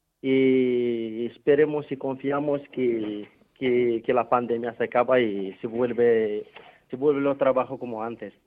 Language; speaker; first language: Spanish; non-native, fluent; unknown